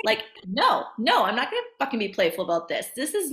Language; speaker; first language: English; native; English